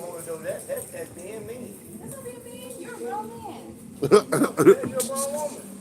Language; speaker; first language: English; native; English